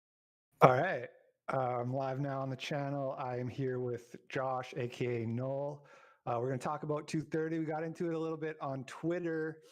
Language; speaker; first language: English; native; English